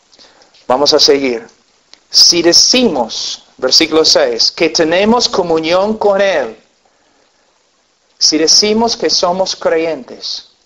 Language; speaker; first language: Spanish; non-native, fluent; English